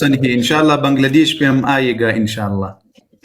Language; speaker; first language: Hindi; non-native, learner; Pashto